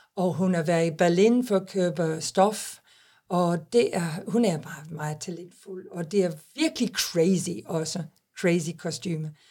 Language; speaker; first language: Danish; non-native, fluent; English